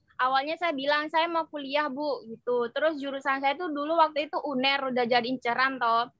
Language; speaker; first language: Indonesian; non-native, local second language; Madurese